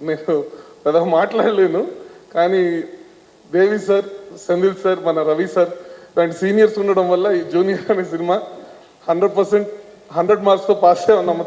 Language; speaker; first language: Telugu; non-native, learner; Kannada